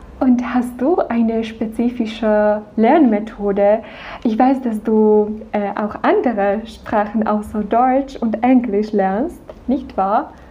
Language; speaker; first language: German; non-native, fluent; Czech